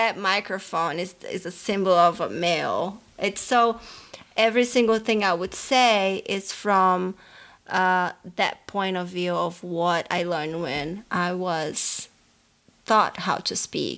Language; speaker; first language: English; non-native, fluent; Portuguese